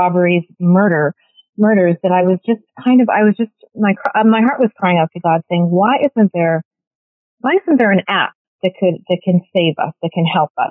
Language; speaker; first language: English; native; English